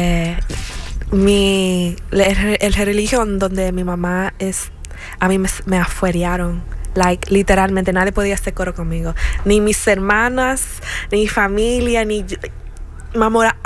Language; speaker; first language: Spanish; early bilingual, heritage; Spanish